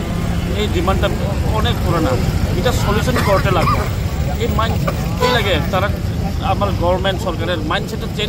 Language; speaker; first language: Bangla; non-native, local second language; Kok Borok